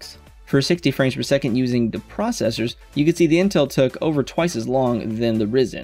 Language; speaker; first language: English; native; English